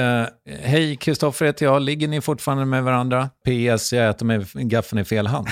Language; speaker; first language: Swedish; native; Swedish